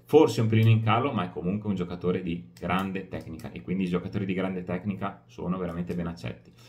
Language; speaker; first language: Italian; native; Italian